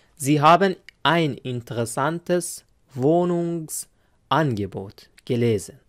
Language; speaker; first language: German; non-native, fluent; Persian